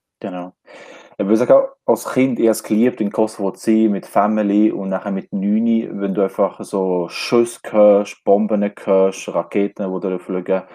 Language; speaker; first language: German; non-native, fluent; Albanian